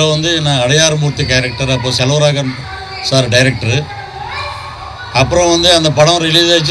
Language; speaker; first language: Tamil; non-native, local second language; Telugu